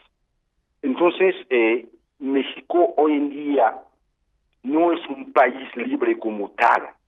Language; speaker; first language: Spanish; non-native, fluent; Haitian Creole